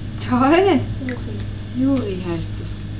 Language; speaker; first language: German; native; German